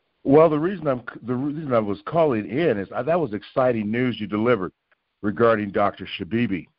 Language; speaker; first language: English; native; English